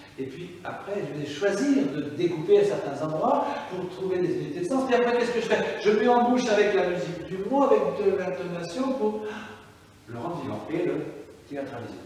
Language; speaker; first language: French; native; French